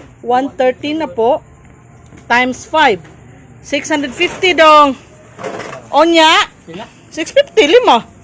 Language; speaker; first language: Filipino; non-native, local second language; Cebuano